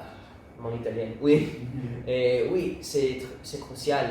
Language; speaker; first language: French; non-native, learner; Italian